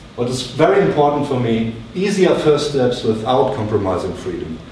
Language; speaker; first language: English; non-native, fluent; German